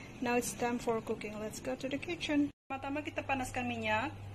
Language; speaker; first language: English; non-native, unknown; Indonesian